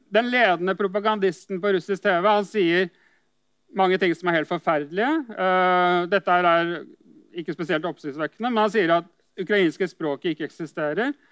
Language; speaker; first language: Norwegian; native; Norwegian